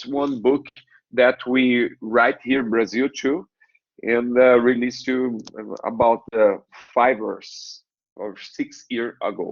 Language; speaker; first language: English; non-native, learner; Portuguese